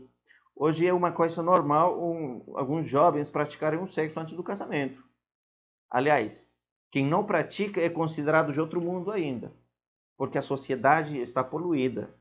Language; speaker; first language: Portuguese; non-native, fluent; Spanish